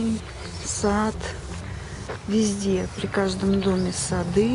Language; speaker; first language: Russian; native; Russian